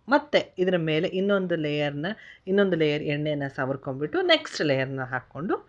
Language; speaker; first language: Kannada; native; Kannada